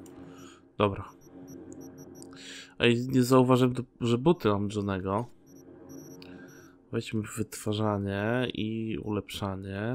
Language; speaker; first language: Polish; native; Polish